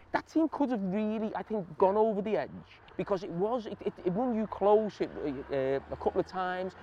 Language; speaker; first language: English; native; English